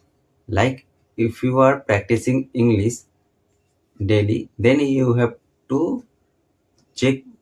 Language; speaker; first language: English; non-native, learner; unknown